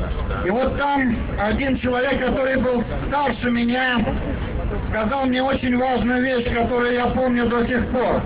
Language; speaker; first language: Russian; native; Russian